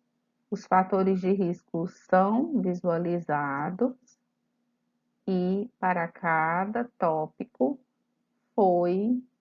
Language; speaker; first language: Portuguese; native; Portuguese